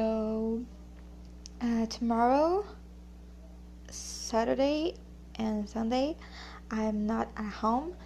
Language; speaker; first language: English; non-native, learner; Portuguese